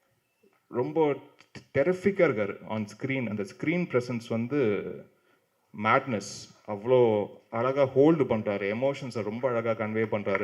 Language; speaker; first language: Tamil; native; Tamil